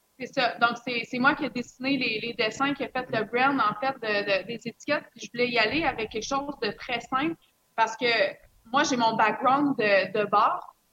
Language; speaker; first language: French; native; French